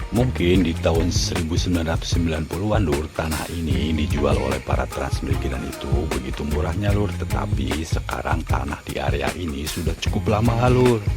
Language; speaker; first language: Indonesian; non-native, local second language; Javanese